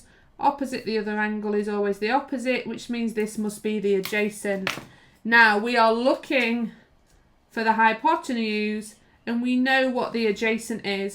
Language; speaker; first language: English; native; English